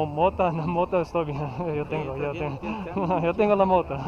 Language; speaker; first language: Spanish; non-native, learner; English